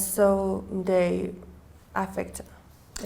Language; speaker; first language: English; non-native, learner; Persian